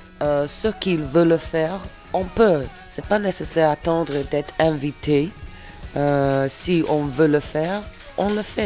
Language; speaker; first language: French; non-native, fluent; English